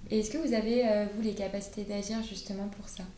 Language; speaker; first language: French; native; French